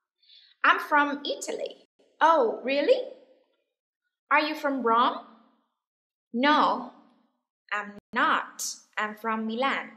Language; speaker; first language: English; non-native, fluent; Vietnamese